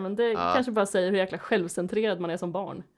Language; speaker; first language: Swedish; native; Swedish